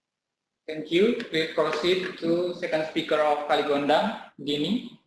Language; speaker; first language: English; non-native, learner; Indonesian